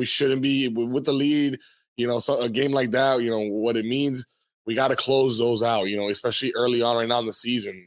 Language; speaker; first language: English; native; English